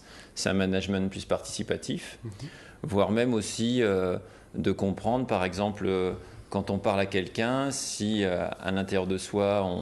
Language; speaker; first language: French; native; French